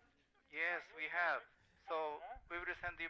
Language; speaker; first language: English; non-native, learner; Japanese